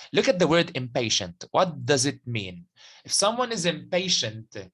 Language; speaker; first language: English; non-native, fluent; Arabic